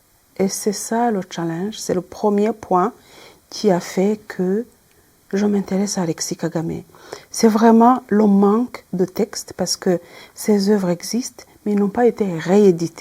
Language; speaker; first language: French; non-native, local second language; Kinyarwanda